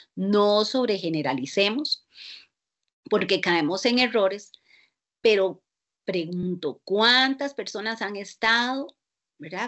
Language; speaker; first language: Spanish; native; Spanish